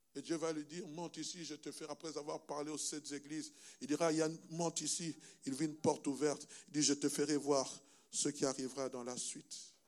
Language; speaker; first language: French; non-native, local second language; Luba-Lulua